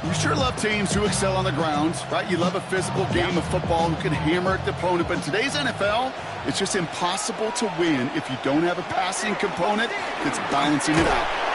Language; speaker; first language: English; native; English